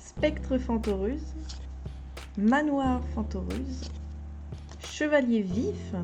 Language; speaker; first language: French; native; French